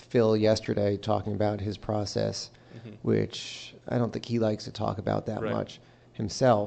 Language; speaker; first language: English; native; English